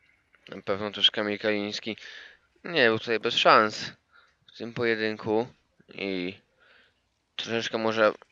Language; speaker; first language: Polish; native; Polish